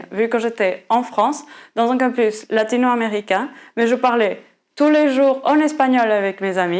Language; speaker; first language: French; non-native, fluent; Portuguese